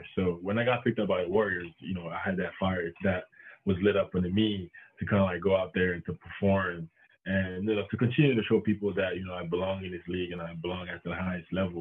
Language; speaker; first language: English; non-native, local second language; French